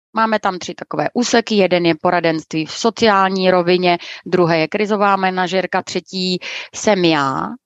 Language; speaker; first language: Czech; native; Czech